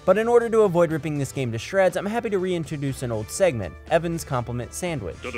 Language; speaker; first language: English; native; English